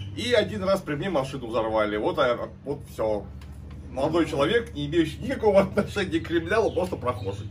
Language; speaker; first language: Russian; native; Russian